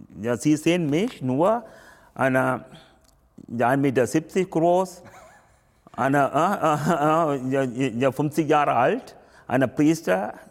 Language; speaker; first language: German; non-native, learner; Tamil